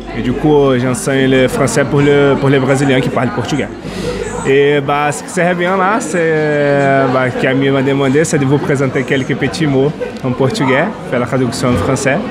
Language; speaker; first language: French; native; French